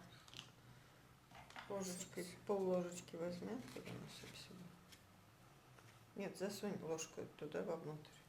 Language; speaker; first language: Russian; non-native, local second language; Azerbaijani